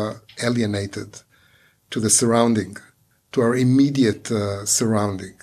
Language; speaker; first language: English; non-native, fluent; Hebrew